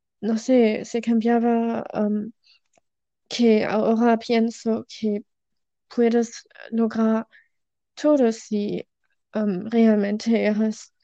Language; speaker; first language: Spanish; non-native, learner; German